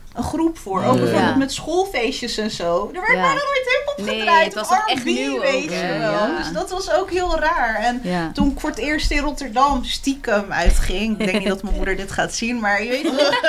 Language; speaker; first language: Dutch; early bilingual, other home language; Arabic